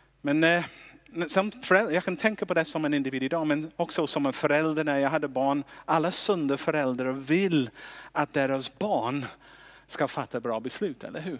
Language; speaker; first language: Swedish; non-native, fluent; English